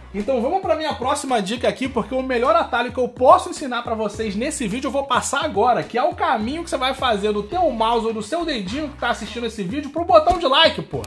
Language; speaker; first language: Portuguese; native; Portuguese